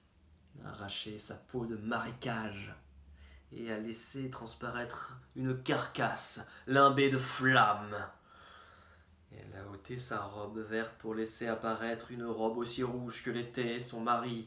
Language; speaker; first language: French; native; French